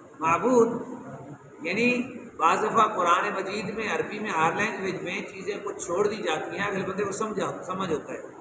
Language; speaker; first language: Urdu; non-native, local second language; Punjabi